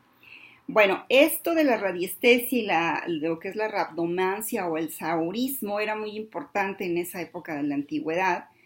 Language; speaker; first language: Spanish; native; Spanish